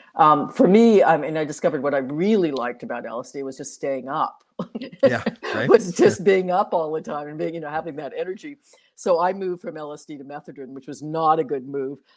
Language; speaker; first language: English; native; English